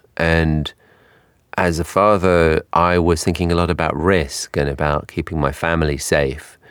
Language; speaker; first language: English; native; English